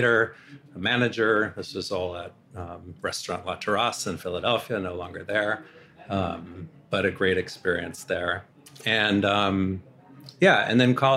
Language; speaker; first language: English; native; English